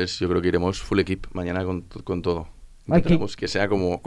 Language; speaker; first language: Spanish; native; Spanish